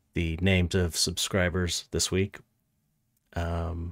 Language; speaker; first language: English; native; English